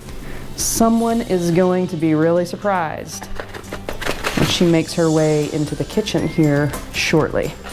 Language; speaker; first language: English; native; English